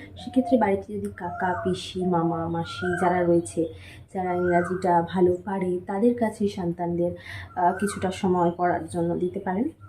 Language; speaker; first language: Bangla; native; Bangla